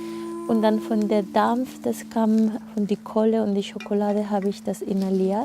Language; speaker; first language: German; non-native, learner; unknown